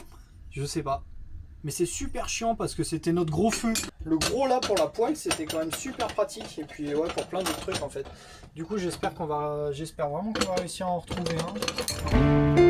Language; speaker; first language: French; native; French